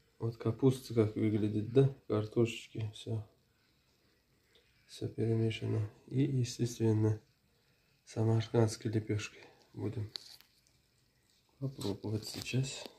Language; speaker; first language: Russian; non-native, fluent; Uzbek